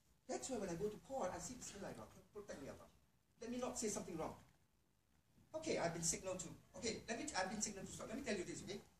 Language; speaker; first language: English; non-native, local second language; Malay